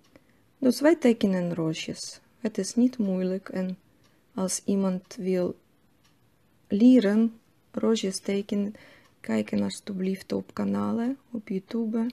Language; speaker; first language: Dutch; non-native, fluent; Russian